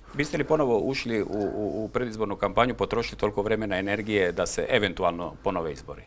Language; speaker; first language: Croatian; native; Croatian